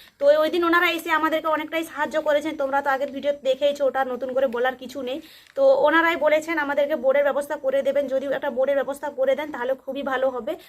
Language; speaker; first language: Bangla; non-native, local second language; Santali